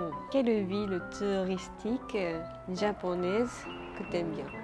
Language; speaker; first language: French; non-native, learner; Japanese